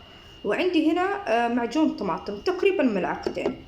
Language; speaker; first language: Arabic; native; Arabic